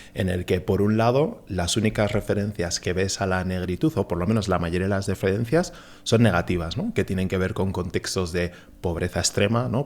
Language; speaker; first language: Spanish; early bilingual, other home language; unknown